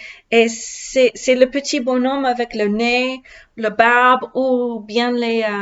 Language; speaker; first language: French; non-native, learner; English